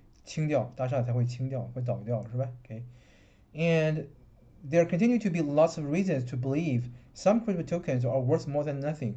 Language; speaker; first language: English; non-native, fluent; Chinese